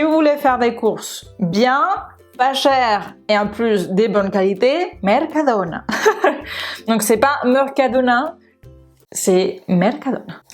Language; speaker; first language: French; non-native, fluent; Spanish